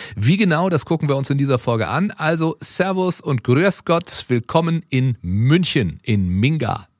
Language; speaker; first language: German; native; German